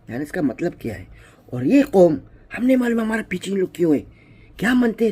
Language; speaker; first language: Hindi; non-native, learner; Arabic